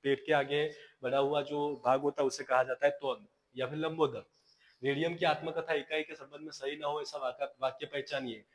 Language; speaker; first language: Hindi; non-native, local second language; Gujarati